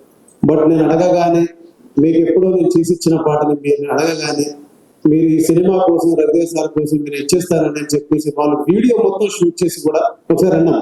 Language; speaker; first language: Telugu; native; Telugu